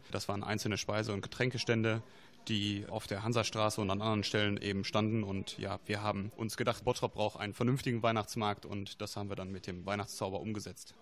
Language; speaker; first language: German; native; German